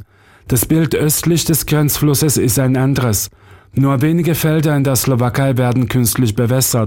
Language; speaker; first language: German; non-native, fluent; Slovak